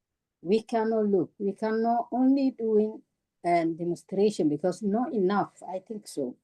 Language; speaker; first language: English; non-native, learner; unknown